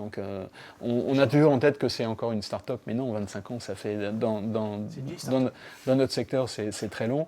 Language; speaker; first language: French; native; French